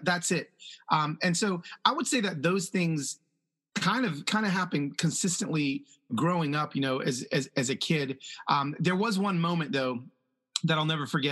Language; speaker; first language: English; early bilingual, other home language; Spanish